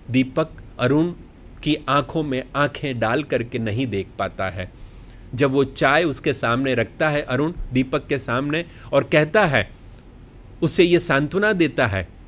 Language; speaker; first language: Hindi; non-native, local second language; Gujarati